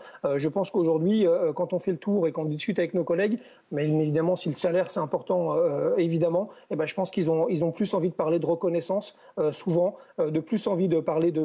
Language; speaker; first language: French; native; French